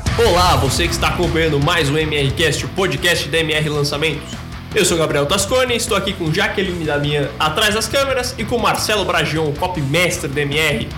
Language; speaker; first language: Portuguese; native; Portuguese